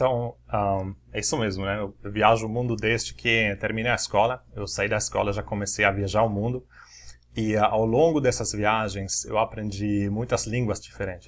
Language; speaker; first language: Portuguese; non-native, fluent; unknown